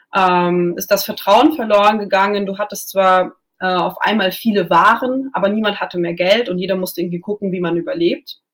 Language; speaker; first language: German; non-native, local second language; Russian